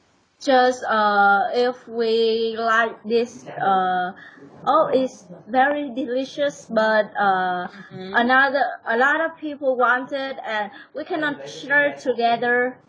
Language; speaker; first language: English; non-native, learner; Vietnamese